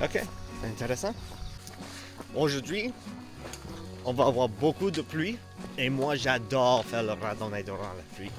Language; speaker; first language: French; non-native, learner; English